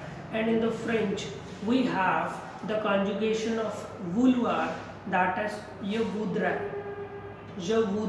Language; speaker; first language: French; non-native, fluent; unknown